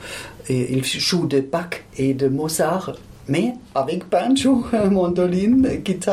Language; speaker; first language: French; non-native, fluent; German